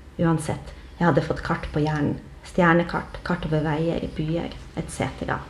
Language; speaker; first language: Norwegian; early bilingual, other home language; Polish